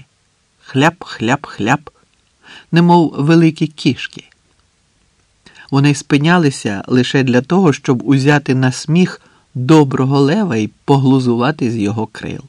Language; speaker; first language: Ukrainian; native; Ukrainian